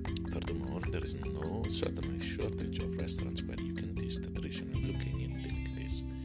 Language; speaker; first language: English; non-native, fluent; Italian